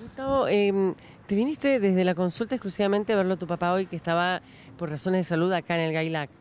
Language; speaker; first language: Spanish; native; Spanish